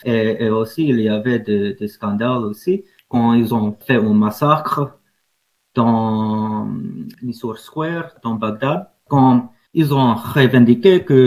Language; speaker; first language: French; non-native, learner; English